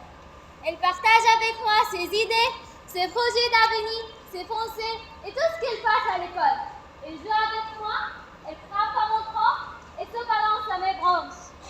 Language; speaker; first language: French; non-native, learner; Arabic